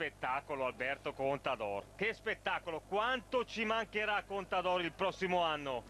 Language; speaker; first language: Italian; native; Italian